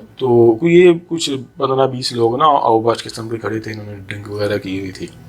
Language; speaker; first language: Urdu; non-native, local second language; Punjabi